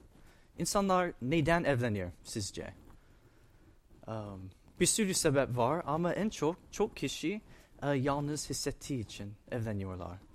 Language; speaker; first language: Turkish; non-native, fluent; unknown